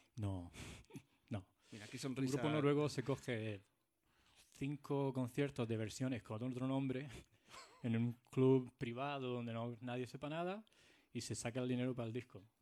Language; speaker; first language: Spanish; native; Spanish